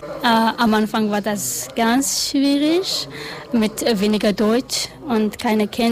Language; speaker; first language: German; non-native, learner; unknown